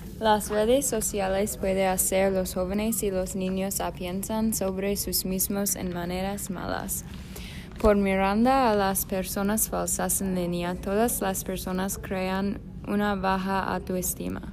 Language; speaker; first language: Spanish; non-native, learner; English